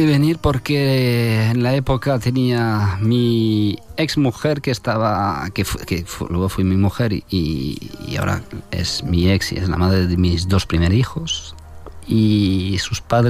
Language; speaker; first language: Spanish; non-native, fluent; French